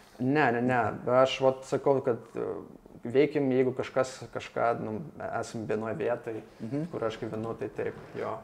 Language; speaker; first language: Lithuanian; non-native, local second language; Russian